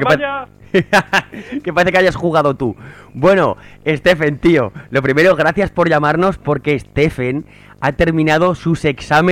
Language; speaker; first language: Spanish; native; Spanish